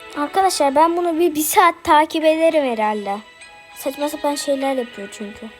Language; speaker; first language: Turkish; native; Turkish